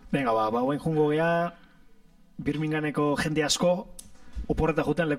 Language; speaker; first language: Basque; native; Basque